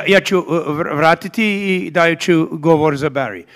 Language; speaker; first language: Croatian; early bilingual, heritage; Serbian